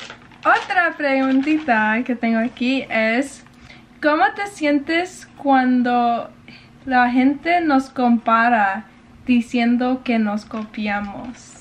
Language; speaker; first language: Spanish; early bilingual, heritage; English